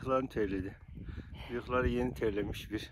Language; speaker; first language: Turkish; native; Turkish